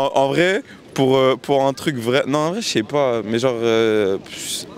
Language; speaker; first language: French; native; French